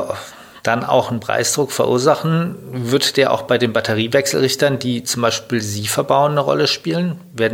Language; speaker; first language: German; native; German